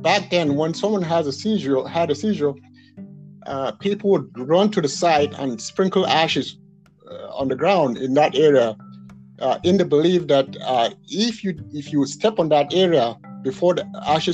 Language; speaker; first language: English; non-native, local second language; Yoruba